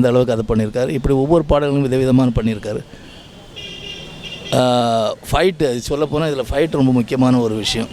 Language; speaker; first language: Tamil; native; Tamil